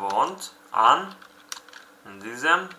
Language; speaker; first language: German; non-native, fluent; Uzbek